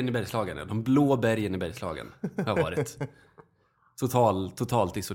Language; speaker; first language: Swedish; native; Swedish